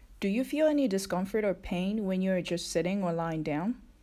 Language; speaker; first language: English; non-native, fluent; Japanese